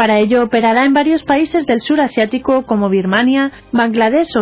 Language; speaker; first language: Spanish; native; Spanish